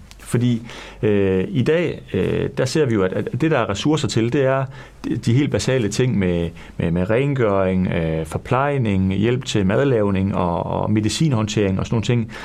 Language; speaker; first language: Danish; native; Danish